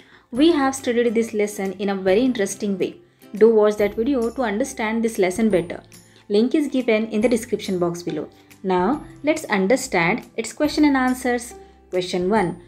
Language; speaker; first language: English; non-native, local second language; Marathi